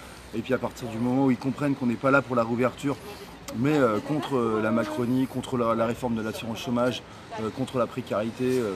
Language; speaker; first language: French; native; French